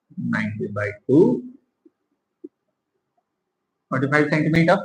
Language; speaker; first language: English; non-native, local second language; Hindi